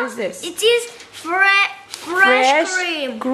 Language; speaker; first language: English; non-native, learner; Russian